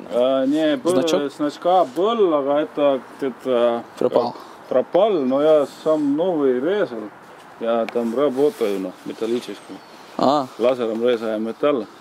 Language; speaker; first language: Russian; non-native, learner; Estonian